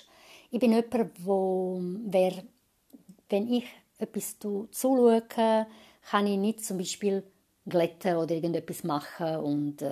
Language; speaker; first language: German; non-native, fluent; Croatian